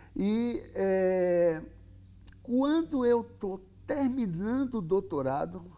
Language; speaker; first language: Portuguese; native; Portuguese